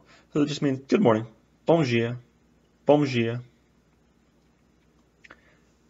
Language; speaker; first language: Portuguese; non-native, fluent; English